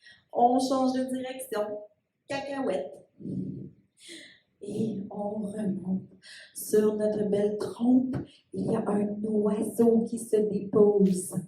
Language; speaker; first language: French; native; French